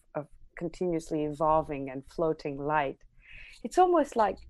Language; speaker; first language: English; non-native, fluent; Armenian